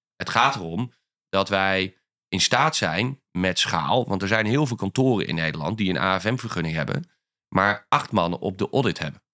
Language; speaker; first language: Dutch; native; Dutch